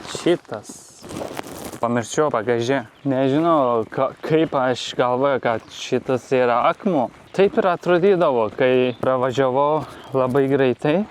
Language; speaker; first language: Lithuanian; non-native, fluent; Turkish